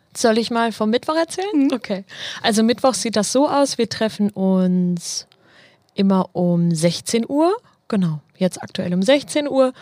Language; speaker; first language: German; native; German